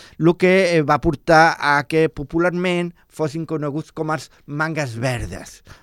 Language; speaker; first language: Catalan; non-native, local second language; Spanish